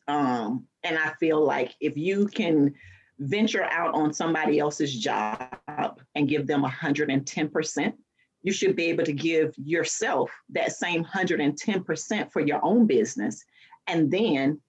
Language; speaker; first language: English; native; English